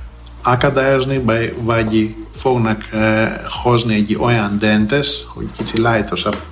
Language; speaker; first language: Hungarian; non-native, fluent; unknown